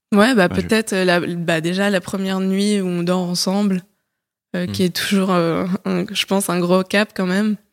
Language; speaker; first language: French; native; French